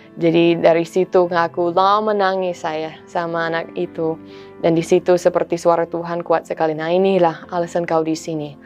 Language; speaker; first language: Indonesian; non-native, fluent; English